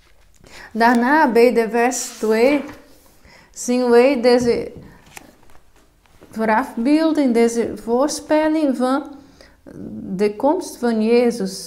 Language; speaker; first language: Dutch; non-native, fluent; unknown